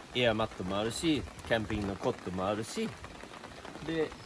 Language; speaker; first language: Japanese; non-native, fluent; English